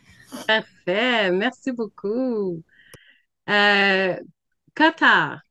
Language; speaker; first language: French; native; French